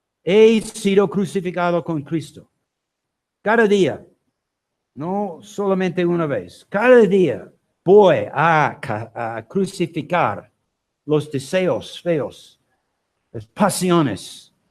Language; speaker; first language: Spanish; non-native, learner; English